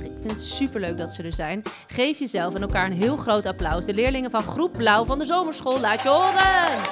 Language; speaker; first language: Dutch; native; Dutch